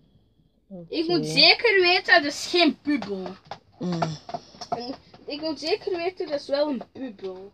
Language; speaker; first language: Dutch; early bilingual, other home language; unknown